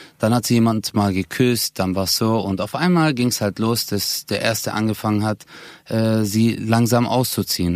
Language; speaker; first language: German; native; German